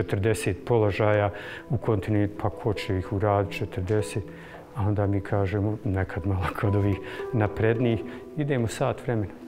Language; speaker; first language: Bosnian; native; Bosnian